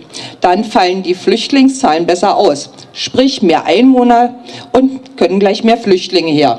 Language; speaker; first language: German; native; German